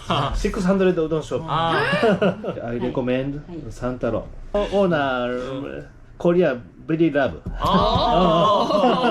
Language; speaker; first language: Japanese; non-native, learner; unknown